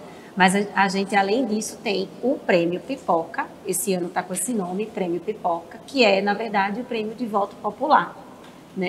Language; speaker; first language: Portuguese; native; Portuguese